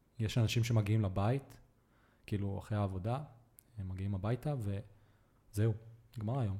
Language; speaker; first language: Hebrew; native; Hebrew